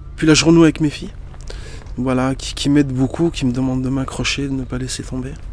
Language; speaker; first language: French; early bilingual, other home language; Arabic